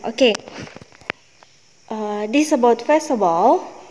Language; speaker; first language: English; non-native, learner; Indonesian